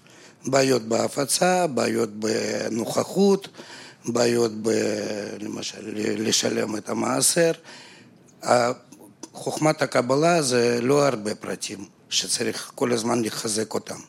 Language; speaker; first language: Hebrew; non-native, fluent; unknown